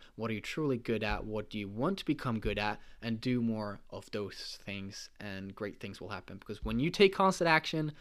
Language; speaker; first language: English; non-native, fluent; Swedish